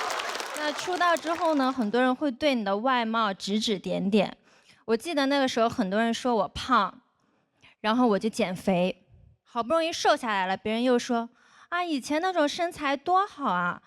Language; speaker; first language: Chinese; native; Chinese